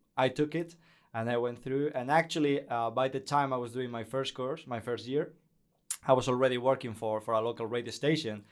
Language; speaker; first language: English; non-native, fluent; Spanish